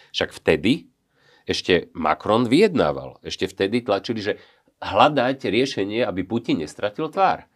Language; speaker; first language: Slovak; native; Slovak